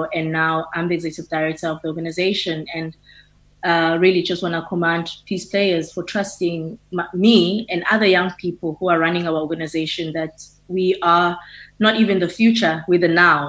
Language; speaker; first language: English; non-native, local second language; Xhosa